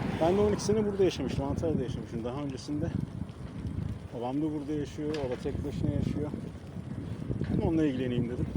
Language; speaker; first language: Turkish; native; Turkish